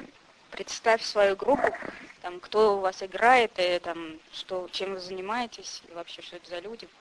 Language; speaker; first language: Russian; non-native, fluent; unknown